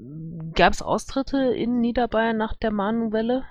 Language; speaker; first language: German; native; German